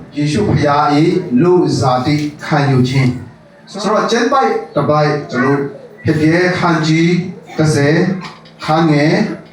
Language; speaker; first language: Burmese; non-native, local second language; Hakha Chin